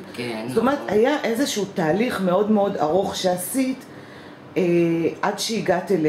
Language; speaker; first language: Hebrew; native; Hebrew